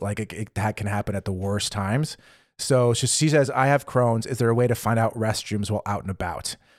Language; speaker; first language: English; native; English